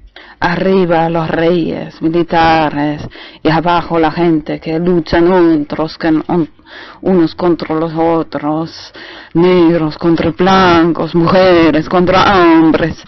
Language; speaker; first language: Spanish; non-native, fluent; German